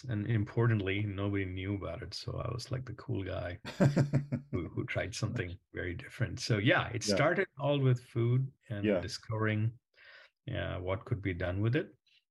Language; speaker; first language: English; non-native, local second language; Malayalam